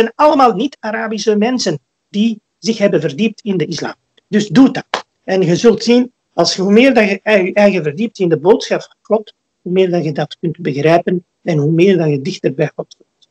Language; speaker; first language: Dutch; early bilingual, other home language; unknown